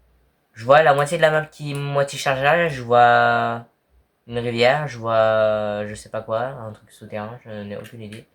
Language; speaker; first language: French; native; French